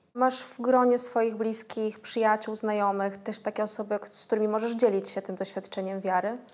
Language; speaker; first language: Polish; native; Polish